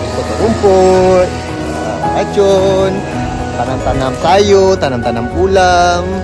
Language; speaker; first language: Malay; native; Malay